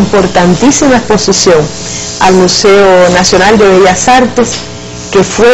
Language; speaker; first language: Spanish; native; Spanish